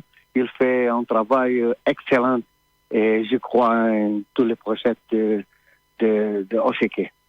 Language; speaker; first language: French; non-native, learner; Portuguese